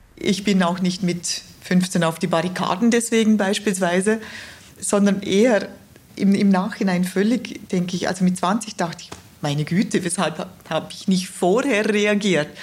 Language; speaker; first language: German; native; German